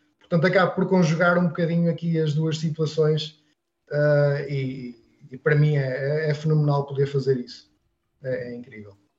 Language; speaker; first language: Portuguese; native; Portuguese